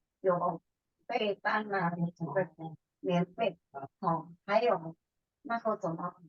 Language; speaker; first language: Chinese; early bilingual, heritage; Chinese